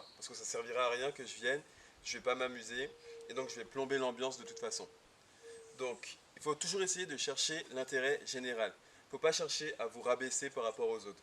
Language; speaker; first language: French; native; French